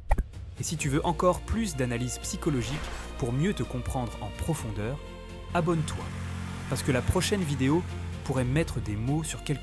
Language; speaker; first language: French; native; French